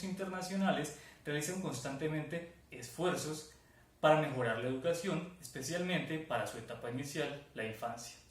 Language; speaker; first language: Spanish; native; Spanish